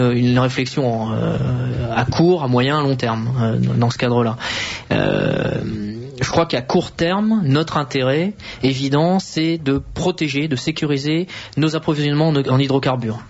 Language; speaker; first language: French; native; French